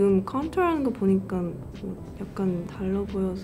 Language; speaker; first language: Korean; early bilingual, heritage; Korean